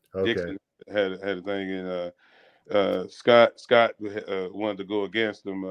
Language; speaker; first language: English; native; English